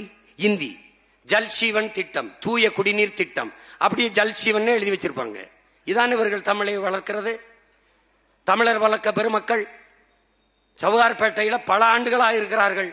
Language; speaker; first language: Tamil; native; Tamil